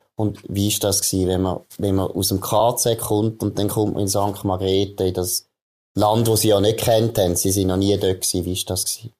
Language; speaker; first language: German; native; German